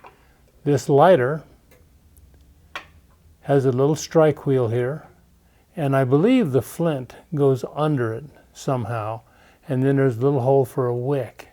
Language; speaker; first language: English; native; English